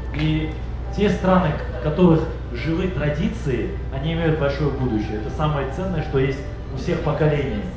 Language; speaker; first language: Russian; native; Russian